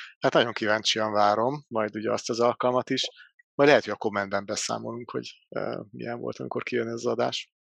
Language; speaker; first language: Hungarian; native; Hungarian